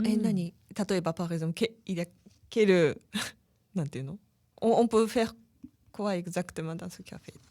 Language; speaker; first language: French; non-native, fluent; Japanese